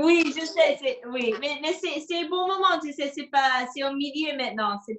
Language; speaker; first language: French; non-native, fluent; English